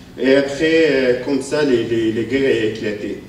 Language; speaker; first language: French; non-native, learner; Arabic